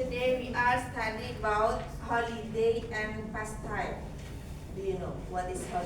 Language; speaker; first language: English; non-native, learner; Indonesian